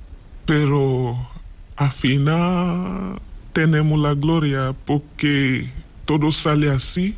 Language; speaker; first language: Spanish; non-native, learner; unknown